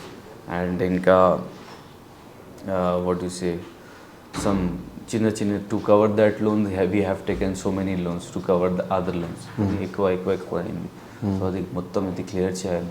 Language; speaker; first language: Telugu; non-native, local second language; Urdu